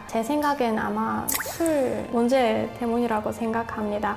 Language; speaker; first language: Korean; non-native, fluent; Russian